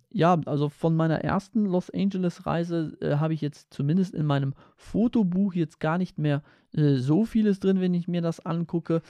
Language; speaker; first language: German; early bilingual, other home language; Polish